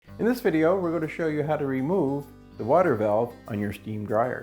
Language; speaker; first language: English; native; English